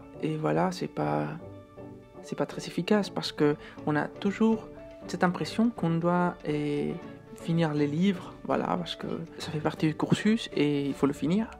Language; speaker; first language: French; non-native, fluent; Spanish